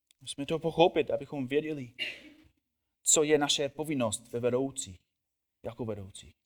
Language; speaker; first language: Czech; non-native, fluent; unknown